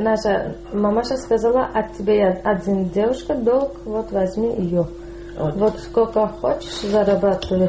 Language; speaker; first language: Russian; non-native, learner; Uzbek